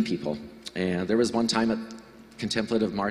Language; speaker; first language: English; native; English